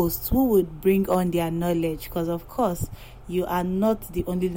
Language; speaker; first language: English; non-native, local second language; Yoruba